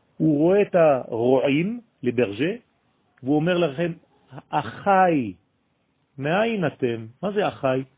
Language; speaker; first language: Hebrew; non-native, fluent; French